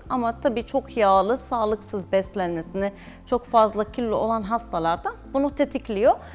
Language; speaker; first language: Turkish; non-native, fluent; Arabic